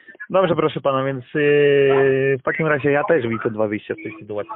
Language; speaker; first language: Polish; native; Polish